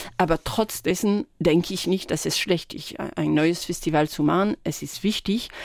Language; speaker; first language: German; non-native, fluent; French